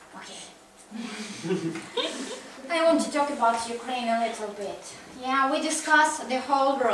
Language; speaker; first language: English; non-native, fluent; Russian